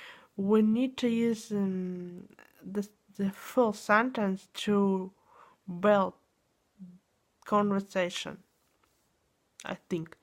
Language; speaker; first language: English; non-native, learner; Russian